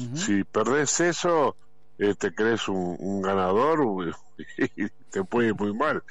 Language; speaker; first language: Spanish; native; Spanish